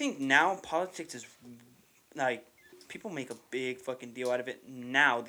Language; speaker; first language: English; early bilingual, other home language; Spanish